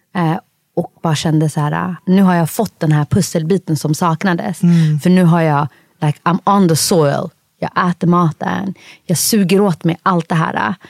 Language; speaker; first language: Swedish; early bilingual, other home language; Somali